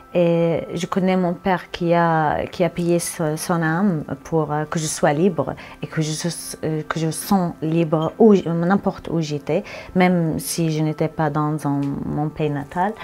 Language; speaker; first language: French; non-native, fluent; Arabic